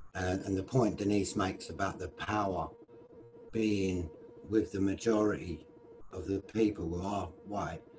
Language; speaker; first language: English; native; English